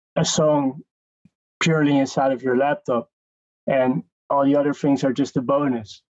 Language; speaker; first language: English; non-native, fluent; Dutch